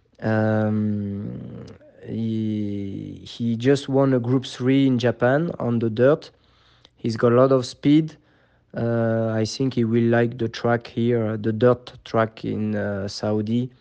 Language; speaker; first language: English; non-native, fluent; French